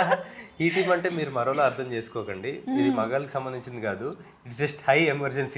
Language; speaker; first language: Telugu; native; Telugu